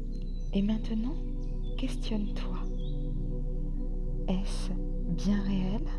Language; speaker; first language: French; native; French